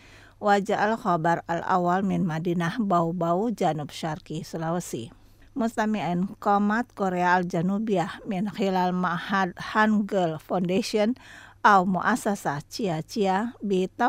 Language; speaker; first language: Arabic; non-native, fluent; Indonesian